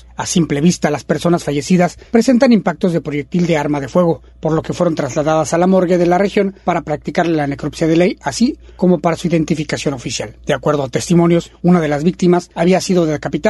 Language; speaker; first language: Spanish; native; Spanish